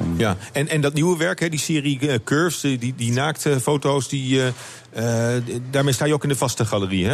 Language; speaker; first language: Dutch; native; Dutch